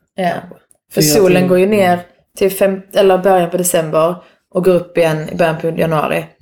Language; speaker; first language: Swedish; native; Swedish